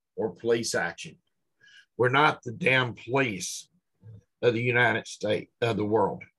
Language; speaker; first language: English; native; English